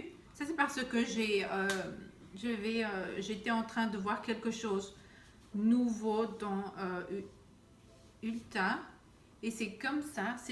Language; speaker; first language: French; non-native, fluent; Spanish